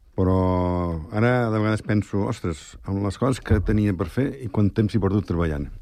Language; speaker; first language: Catalan; native; Catalan